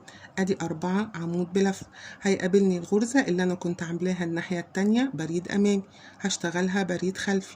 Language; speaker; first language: Arabic; native; Arabic